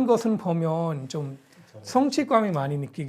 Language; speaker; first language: Korean; non-native, fluent; Punjabi